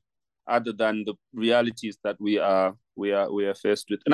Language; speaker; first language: English; non-native, local second language; Shona